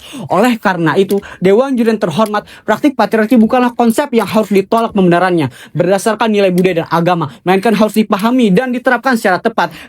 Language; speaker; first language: Indonesian; native; Indonesian